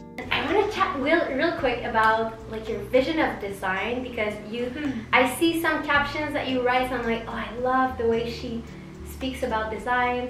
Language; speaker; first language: English; non-native, fluent; French